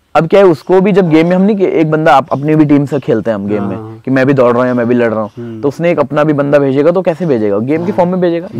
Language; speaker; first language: Hindi; native; Hindi